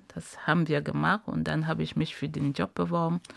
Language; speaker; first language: German; non-native, fluent; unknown